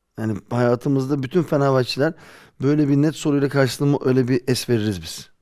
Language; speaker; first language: Turkish; early bilingual, heritage; Turkish